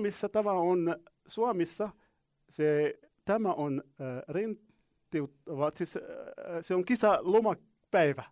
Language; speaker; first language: Finnish; non-native, learner; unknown